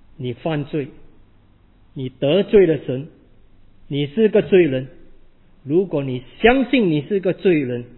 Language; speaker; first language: Chinese; non-native, learner; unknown